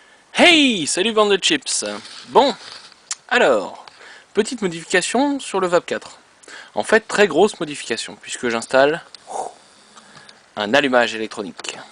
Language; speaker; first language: French; native; French